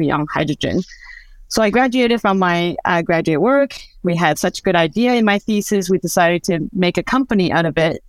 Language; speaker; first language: English; non-native, fluent; Chinese